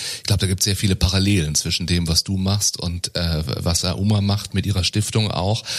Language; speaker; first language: German; native; German